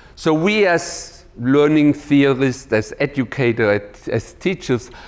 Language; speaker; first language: English; non-native, fluent; German